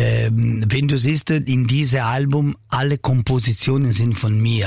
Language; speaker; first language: German; non-native, learner; Italian